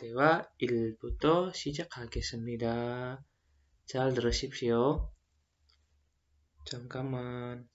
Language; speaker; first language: Korean; non-native, fluent; Indonesian